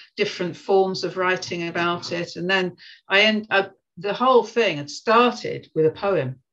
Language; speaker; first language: English; native; English